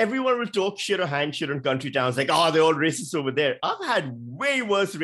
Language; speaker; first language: English; non-native, local second language; Urdu